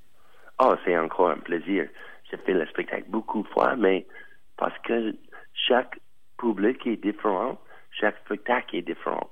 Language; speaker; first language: French; non-native, learner; English